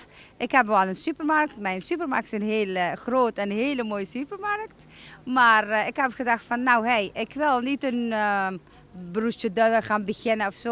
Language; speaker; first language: Dutch; non-native, fluent; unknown